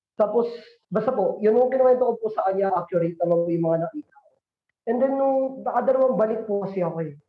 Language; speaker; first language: Filipino; native; Filipino